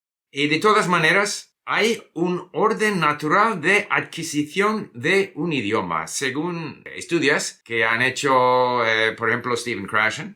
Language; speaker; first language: Spanish; non-native, fluent; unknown